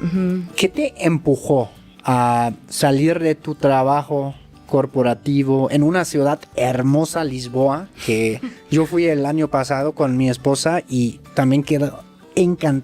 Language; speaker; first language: Spanish; native; Spanish